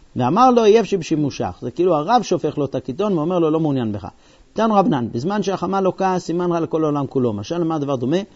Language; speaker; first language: Hebrew; non-native, fluent; English